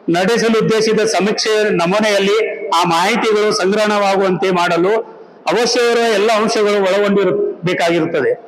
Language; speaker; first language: Kannada; non-native, local second language; Lambadi